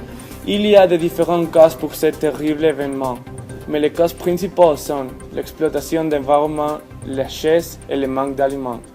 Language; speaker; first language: French; non-native, learner; Spanish